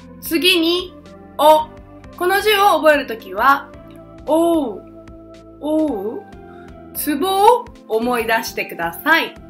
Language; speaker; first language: Japanese; native; Japanese